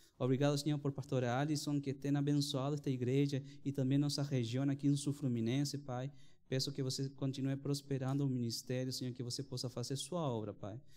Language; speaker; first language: Portuguese; non-native, fluent; Spanish